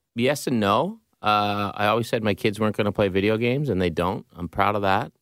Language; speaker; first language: English; native; English